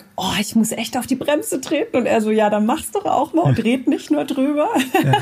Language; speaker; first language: German; native; German